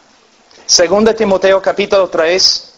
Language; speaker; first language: Spanish; non-native, fluent; English